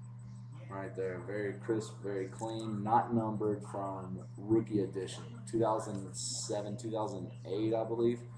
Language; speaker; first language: English; native; English